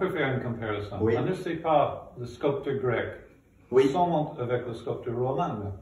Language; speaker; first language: French; non-native, fluent; English